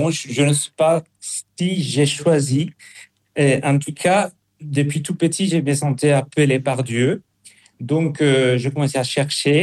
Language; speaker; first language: French; non-native, fluent; Spanish